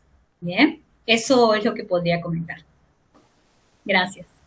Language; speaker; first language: Spanish; native; Spanish